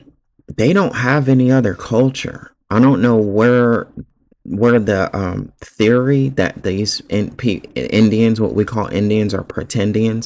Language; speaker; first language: English; native; English